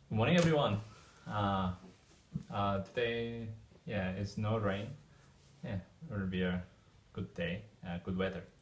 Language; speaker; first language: English; non-native, learner; Korean